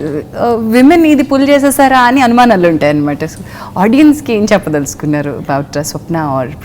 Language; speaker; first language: Telugu; native; Telugu